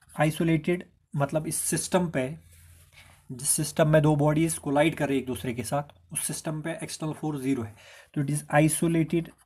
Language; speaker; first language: Hindi; non-native, local second language; Kashmiri